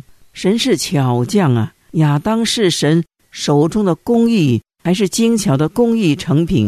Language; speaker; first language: Chinese; native; Chinese